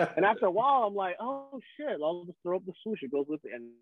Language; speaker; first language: English; early bilingual, other home language; Filipino